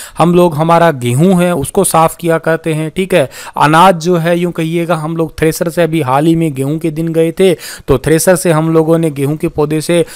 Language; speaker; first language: Hindi; native; Hindi